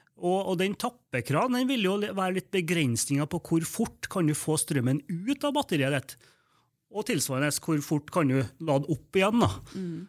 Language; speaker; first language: Norwegian; native; Norwegian